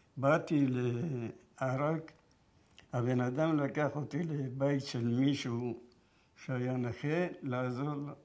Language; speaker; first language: Hebrew; non-native, fluent; Persian